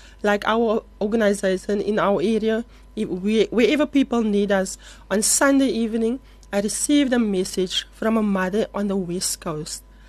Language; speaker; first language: English; non-native, local second language; Afrikaans